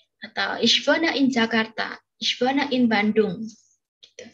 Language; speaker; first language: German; non-native, fluent; Indonesian